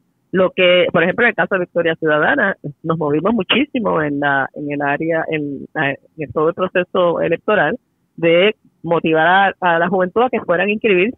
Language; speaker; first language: Spanish; native; Spanish